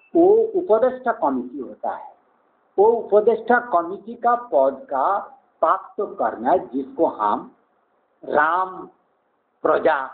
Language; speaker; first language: Hindi; native; Hindi